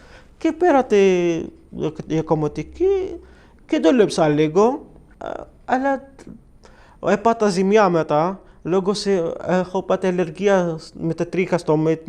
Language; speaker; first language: Greek; non-native, learner; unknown